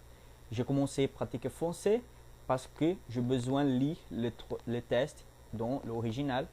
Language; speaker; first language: French; non-native, learner; Portuguese